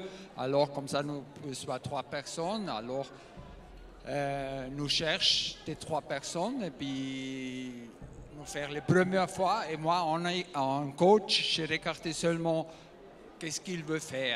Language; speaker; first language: French; non-native, learner; German